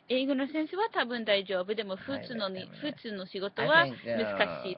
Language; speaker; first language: Japanese; non-native, learner; English